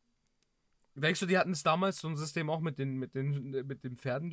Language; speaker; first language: German; early bilingual, other home language; Greek